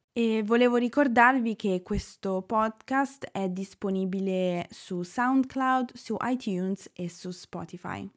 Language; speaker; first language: Italian; native; Italian